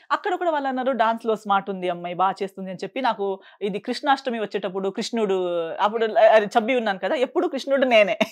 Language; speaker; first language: Telugu; non-native, fluent; Konkani